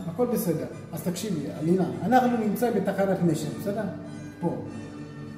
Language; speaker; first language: Hebrew; native; Hebrew